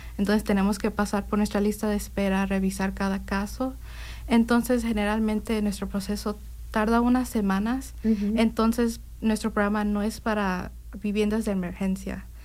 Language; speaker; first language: Spanish; early bilingual, heritage; Spanish